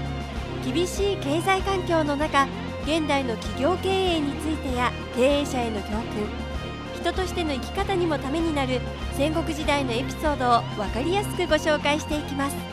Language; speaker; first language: Japanese; native; Japanese